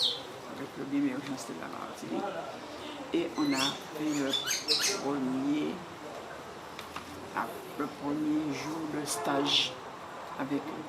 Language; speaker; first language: French; non-native, local second language; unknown